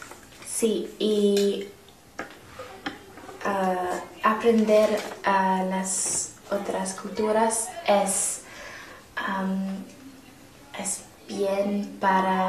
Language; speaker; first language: Spanish; non-native, learner; English